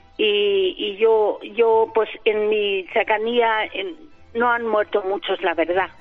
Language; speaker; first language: Spanish; non-native, fluent; German